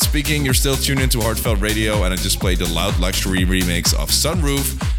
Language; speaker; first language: English; non-native, fluent; Dutch